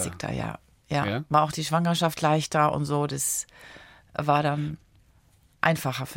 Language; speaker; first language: German; early bilingual, other home language; Italian